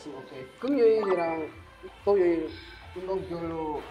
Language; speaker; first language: Korean; non-native, learner; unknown